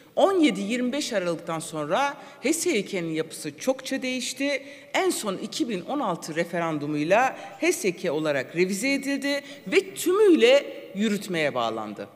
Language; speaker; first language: Turkish; non-native, local second language; Kurdish